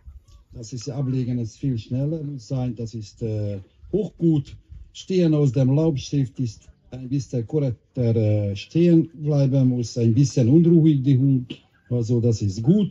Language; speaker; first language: German; non-native, learner; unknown